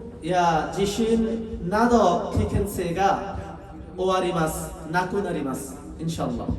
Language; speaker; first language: Japanese; non-native, learner; Bangla